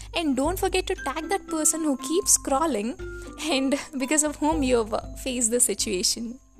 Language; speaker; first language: English; non-native, local second language; Tamil